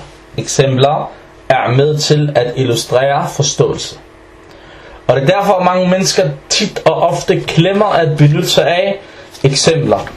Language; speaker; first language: Danish; early bilingual, other home language; Arabic